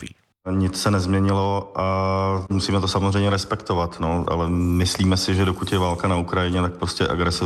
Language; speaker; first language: Czech; native; Czech